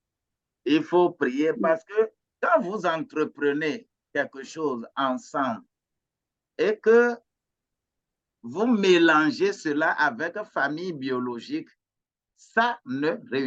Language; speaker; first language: French; non-native, local second language; Ewe